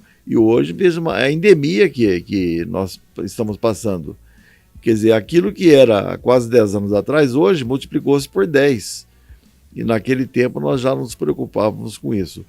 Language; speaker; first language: Portuguese; native; Portuguese